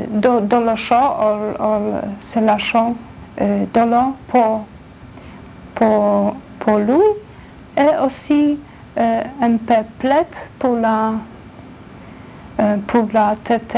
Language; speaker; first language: French; non-native, learner; Polish